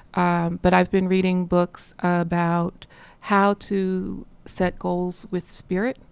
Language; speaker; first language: English; native; English